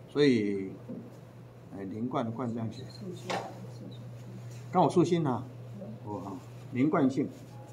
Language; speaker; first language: Chinese; native; Chinese